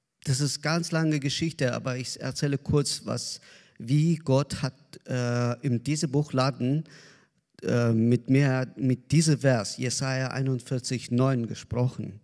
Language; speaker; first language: German; non-native, learner; Azerbaijani